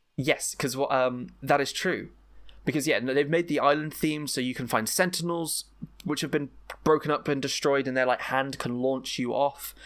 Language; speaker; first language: English; native; English